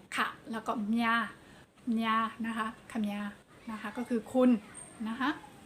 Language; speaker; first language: Thai; non-native, fluent; Burmese